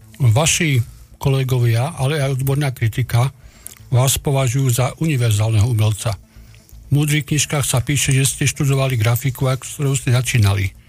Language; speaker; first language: Slovak; native; Slovak